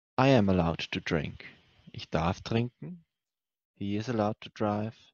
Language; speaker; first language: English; non-native, fluent; German